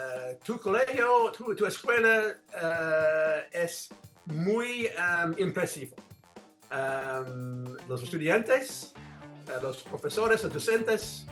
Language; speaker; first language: Spanish; non-native, learner; English